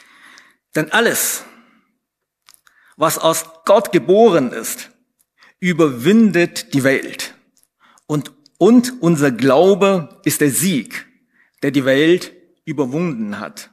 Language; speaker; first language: German; non-native, fluent; Chinese